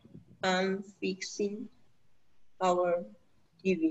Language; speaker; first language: English; non-native, learner; Spanish